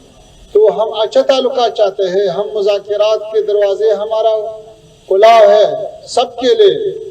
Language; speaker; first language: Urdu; non-native, fluent; Pashto